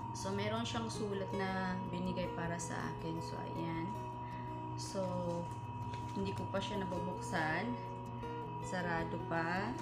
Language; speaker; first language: Filipino; native; Filipino